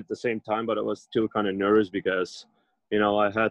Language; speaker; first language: English; non-native, fluent; Russian